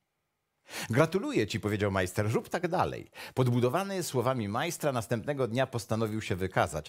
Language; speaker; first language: Polish; native; Polish